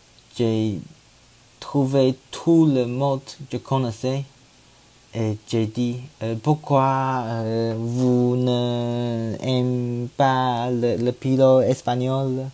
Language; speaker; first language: French; non-native, learner; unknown